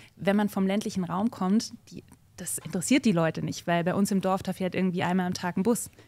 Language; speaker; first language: German; native; German